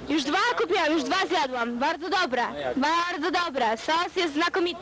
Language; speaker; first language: Polish; early bilingual, heritage; Polish